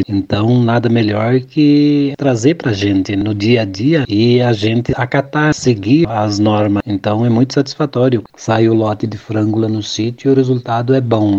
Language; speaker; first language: Portuguese; native; Portuguese